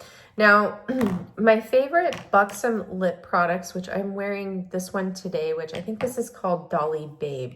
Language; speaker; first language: English; native; English